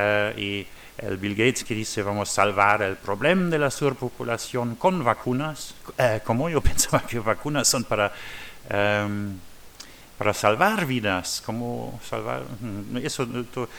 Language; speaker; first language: Spanish; non-native, learner; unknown